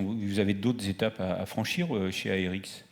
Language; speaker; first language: French; native; French